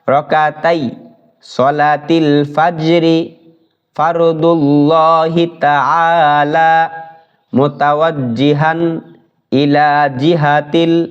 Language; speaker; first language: Bangla; native; Bangla